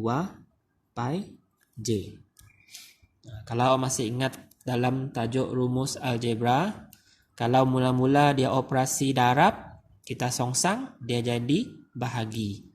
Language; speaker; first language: Malay; native; Malay